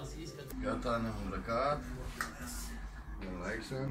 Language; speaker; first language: Romanian; native; Romanian